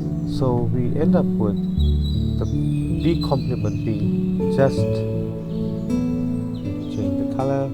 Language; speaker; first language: English; native; English